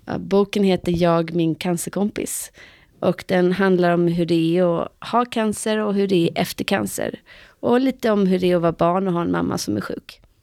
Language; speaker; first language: Swedish; native; Swedish